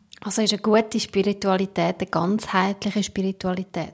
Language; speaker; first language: German; native; German